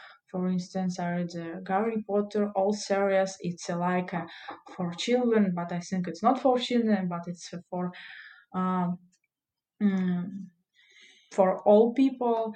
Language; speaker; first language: English; non-native, learner; Russian